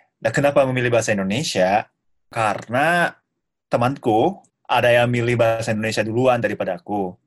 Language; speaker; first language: Indonesian; non-native, fluent; Japanese